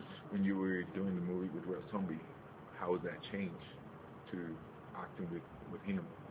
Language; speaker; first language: English; non-native, learner; Spanish